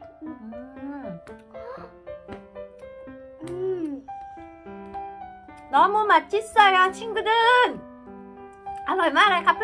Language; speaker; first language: Korean; non-native, learner; Thai